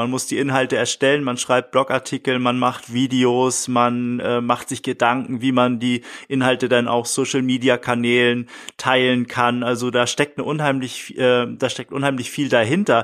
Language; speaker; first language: German; native; German